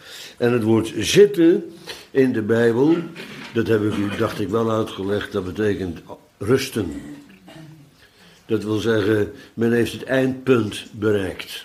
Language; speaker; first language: Dutch; native; Dutch